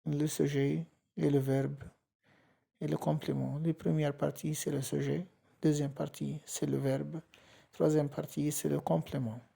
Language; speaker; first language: French; non-native, fluent; Arabic